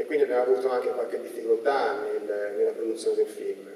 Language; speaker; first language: Italian; native; Italian